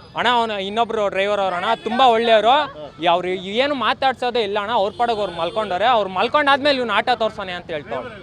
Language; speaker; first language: Kannada; native; Kannada